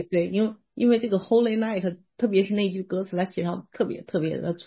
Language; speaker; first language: Chinese; native; Chinese